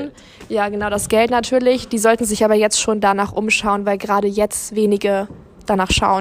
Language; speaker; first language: German; native; German